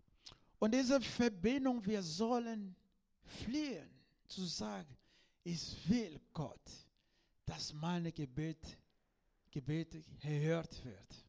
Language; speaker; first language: German; non-native, learner; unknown